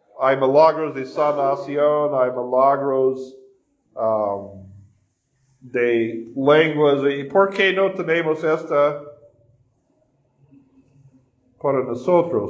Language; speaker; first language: Spanish; non-native, fluent; English